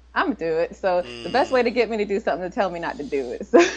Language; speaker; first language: English; native; English